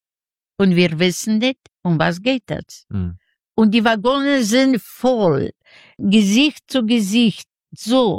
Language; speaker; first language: German; non-native, fluent; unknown